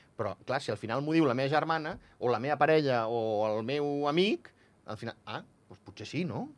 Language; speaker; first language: Catalan; native; Catalan